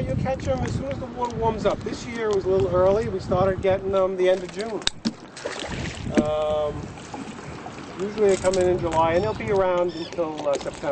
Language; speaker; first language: English; native; English